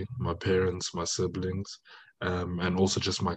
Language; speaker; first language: English; non-native, local second language; French